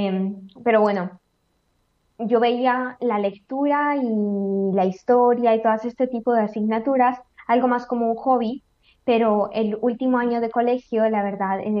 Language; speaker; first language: Spanish; native; Spanish